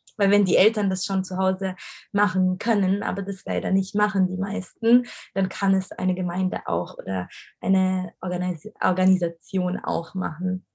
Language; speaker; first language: German; non-native, fluent; Arabic